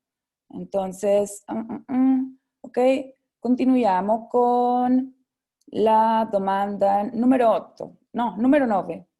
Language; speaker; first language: Italian; non-native, fluent; Spanish